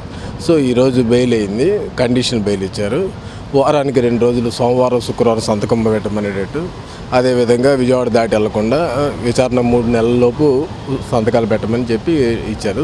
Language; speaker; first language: Telugu; native; Telugu